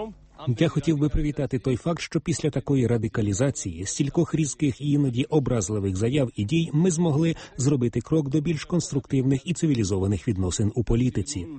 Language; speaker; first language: Ukrainian; native; Ukrainian